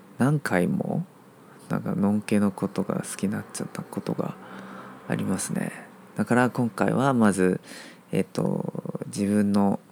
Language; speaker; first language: Japanese; non-native, fluent; Chinese